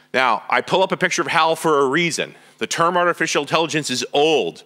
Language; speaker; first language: English; native; English